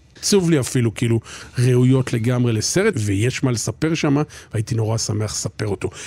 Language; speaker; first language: Hebrew; native; Hebrew